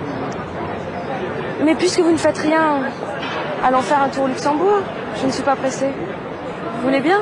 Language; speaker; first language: French; native; French